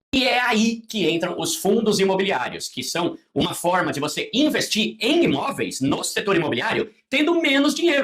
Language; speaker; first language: Portuguese; native; Portuguese